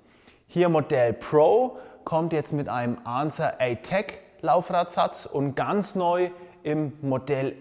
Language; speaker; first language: German; native; German